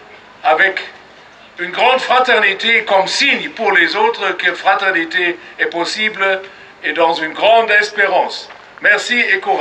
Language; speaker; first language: French; non-native, fluent; German